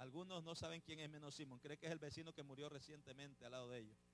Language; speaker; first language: Spanish; native; Spanish